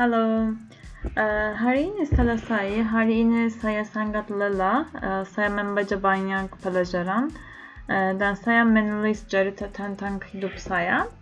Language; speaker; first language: Indonesian; non-native, learner; Turkish